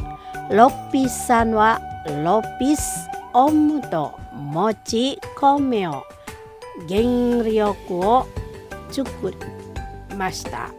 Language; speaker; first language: Japanese; non-native, fluent; Indonesian